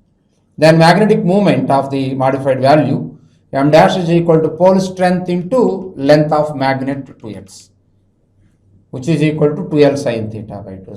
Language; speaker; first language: English; non-native, local second language; Telugu